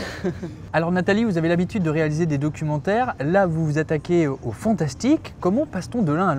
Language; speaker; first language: French; native; French